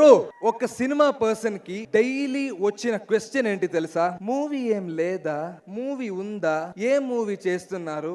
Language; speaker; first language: Telugu; non-native, learner; Malayalam